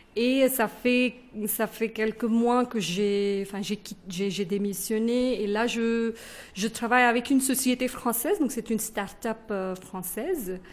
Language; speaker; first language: French; non-native, fluent; Kannada